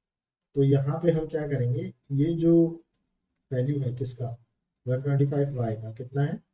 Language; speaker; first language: Hindi; native; Hindi